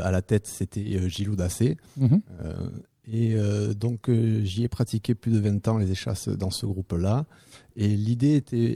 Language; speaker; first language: French; native; French